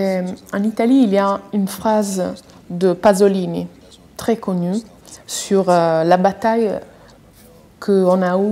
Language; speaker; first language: French; non-native, fluent; Italian